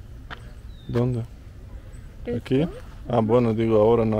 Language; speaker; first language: Spanish; non-native, fluent; Russian